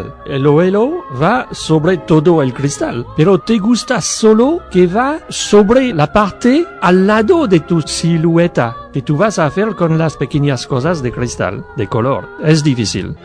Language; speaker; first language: Spanish; non-native, learner; French